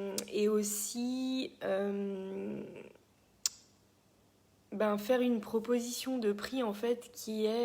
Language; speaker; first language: French; native; French